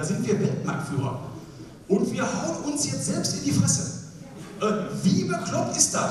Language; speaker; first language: German; native; German